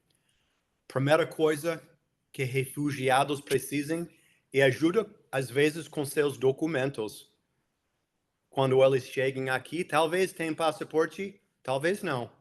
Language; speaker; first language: Portuguese; non-native, fluent; English